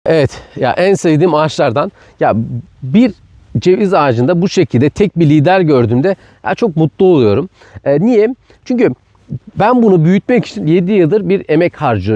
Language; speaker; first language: Turkish; native; Turkish